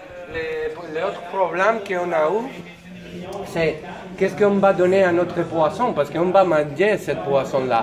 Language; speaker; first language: French; non-native, learner; Spanish